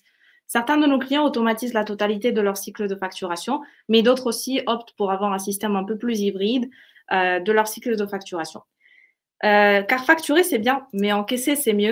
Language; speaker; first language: French; native; French